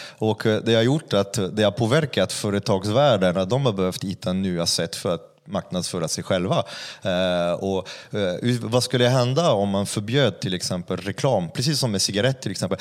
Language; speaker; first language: Swedish; non-native, fluent; French